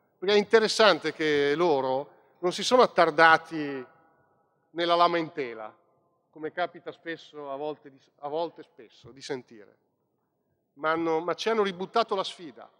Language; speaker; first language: Italian; native; Italian